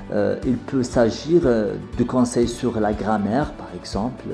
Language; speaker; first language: French; non-native, fluent; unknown